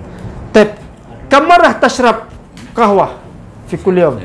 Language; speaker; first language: Arabic; non-native, fluent; Indonesian